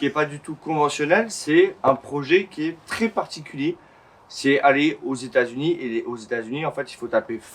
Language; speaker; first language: French; native; French